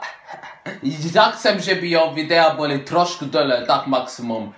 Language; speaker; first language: Slovak; early bilingual, heritage; Slovak